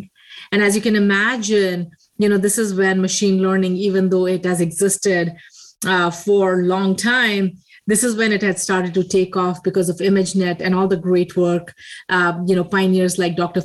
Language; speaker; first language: English; non-native, local second language; Hindi